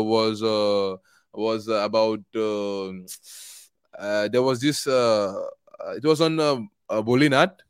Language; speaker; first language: English; non-native, local second language; Igbo